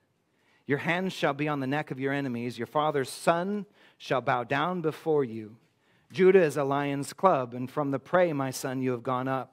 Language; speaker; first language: English; native; English